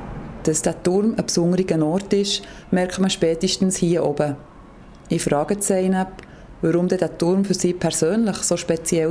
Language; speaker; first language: German; native; German